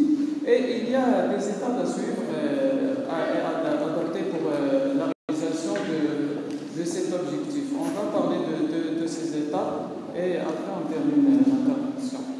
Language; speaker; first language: French; non-native, local second language; Arabic